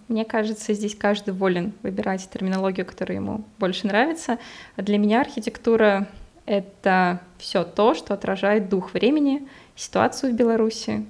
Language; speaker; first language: Russian; native; Russian